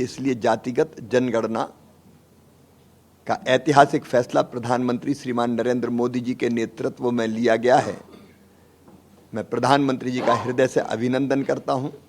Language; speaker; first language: Hindi; native; Hindi